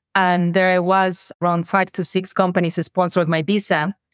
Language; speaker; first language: English; non-native, fluent; Spanish